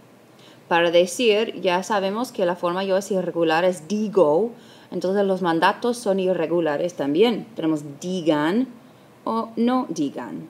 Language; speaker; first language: Spanish; non-native, fluent; English